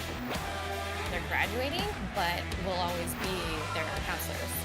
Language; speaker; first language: English; native; English